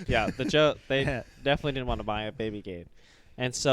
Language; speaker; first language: English; native; English